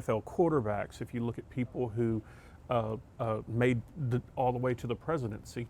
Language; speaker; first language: English; native; English